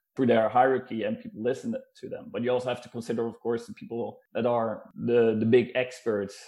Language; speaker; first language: English; non-native, fluent; Dutch